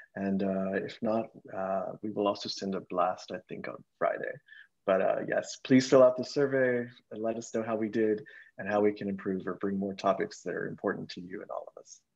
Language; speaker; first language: English; early bilingual, other home language; Spanish